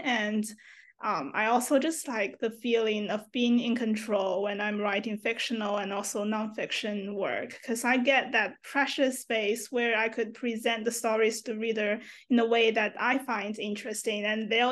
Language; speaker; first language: English; non-native, fluent; Chinese